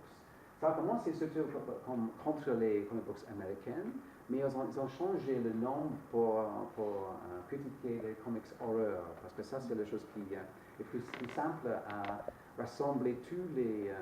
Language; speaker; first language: French; non-native, fluent; English